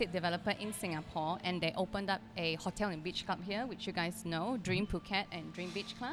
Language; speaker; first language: English; non-native, local second language; Cantonese